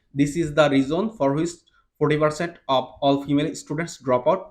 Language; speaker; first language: English; non-native, local second language; Bangla